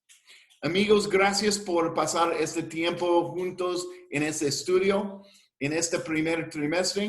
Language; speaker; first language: Spanish; non-native, fluent; English